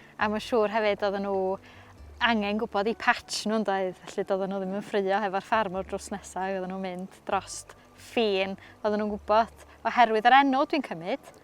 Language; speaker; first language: Welsh; non-native, local second language; English